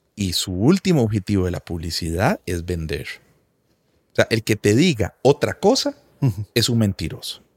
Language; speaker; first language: Spanish; native; Spanish